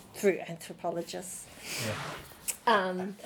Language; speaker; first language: English; native; English